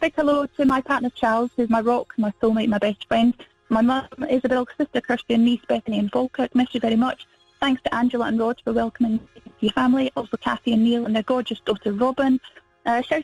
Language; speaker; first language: English; native; English